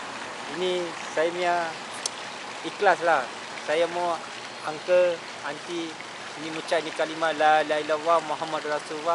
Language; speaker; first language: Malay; non-native, local second language; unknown